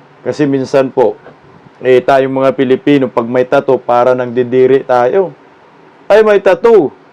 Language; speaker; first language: Filipino; non-native, local second language; Cebuano